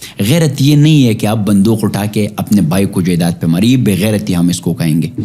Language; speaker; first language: Urdu; non-native, local second language; Pashto